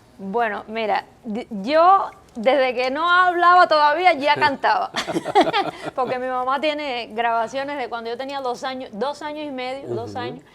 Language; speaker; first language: Spanish; native; Spanish